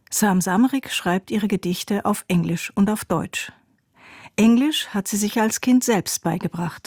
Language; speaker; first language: German; native; German